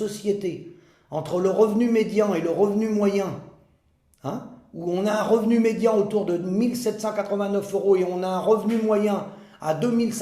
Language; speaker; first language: French; native; French